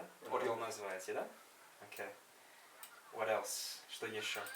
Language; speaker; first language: Russian; non-native, fluent; English